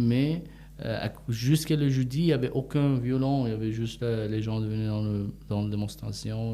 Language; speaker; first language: French; non-native, fluent; Persian